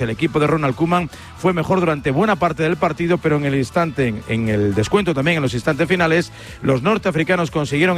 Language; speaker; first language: Spanish; native; Spanish